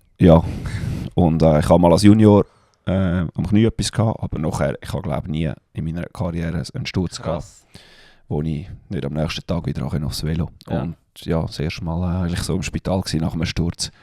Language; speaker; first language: German; native; German